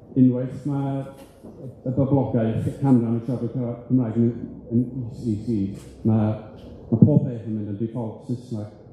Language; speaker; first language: Welsh; native; Welsh